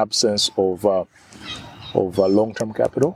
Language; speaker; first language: English; non-native, local second language; Ganda